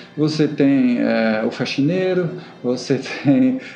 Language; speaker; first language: Portuguese; non-native, fluent; French